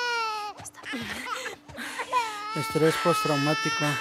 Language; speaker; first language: Spanish; native; Spanish